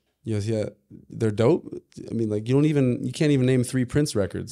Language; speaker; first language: English; early bilingual, other home language; Spanish